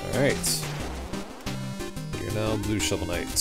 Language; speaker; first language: English; native; English